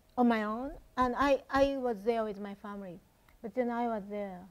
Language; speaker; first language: English; non-native, learner; Japanese